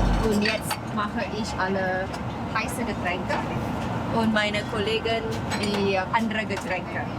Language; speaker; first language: German; non-native, fluent; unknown